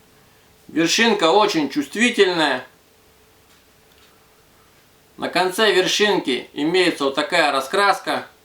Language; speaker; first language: Russian; native; Russian